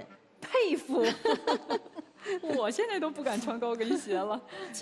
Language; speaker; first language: Chinese; native; Chinese